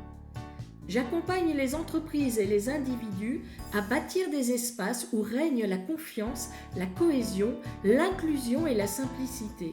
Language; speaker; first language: French; native; French